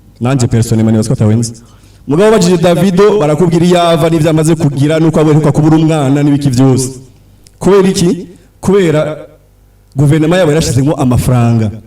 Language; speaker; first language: Rundi; early bilingual, heritage; Rundi